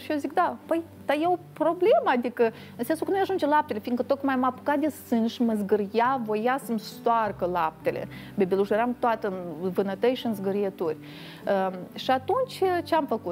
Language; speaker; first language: Romanian; native; Romanian